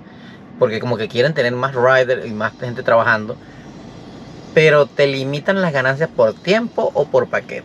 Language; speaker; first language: Spanish; native; Spanish